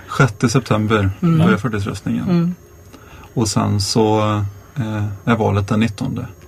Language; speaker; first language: Swedish; native; Swedish